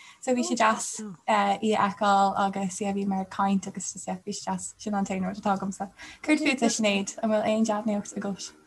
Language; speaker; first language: Irish; non-native, local second language; English